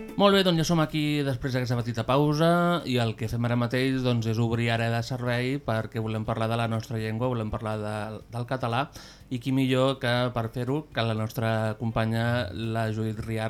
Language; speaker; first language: Catalan; native; Catalan